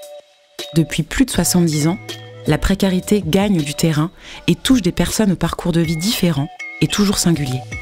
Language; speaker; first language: French; native; French